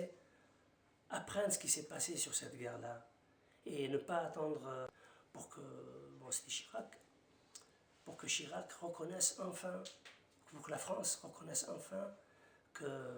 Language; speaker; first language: French; non-native, local second language; Arabic